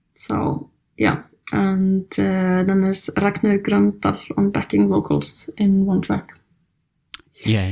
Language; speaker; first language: English; non-native, fluent; Icelandic